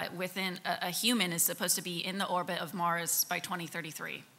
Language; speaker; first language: English; native; English